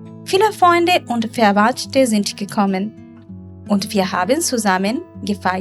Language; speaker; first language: German; non-native, learner; Bangla